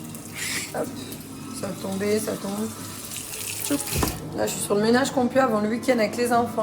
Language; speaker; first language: French; native; French